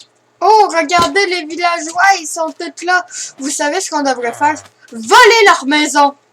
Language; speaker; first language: French; native; French